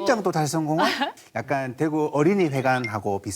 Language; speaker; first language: Korean; native; Korean